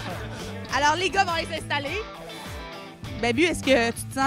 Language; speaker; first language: French; native; French